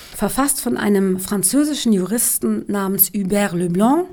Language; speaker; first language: German; native; German